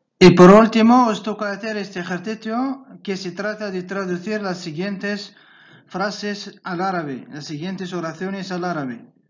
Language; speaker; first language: Spanish; non-native, fluent; Arabic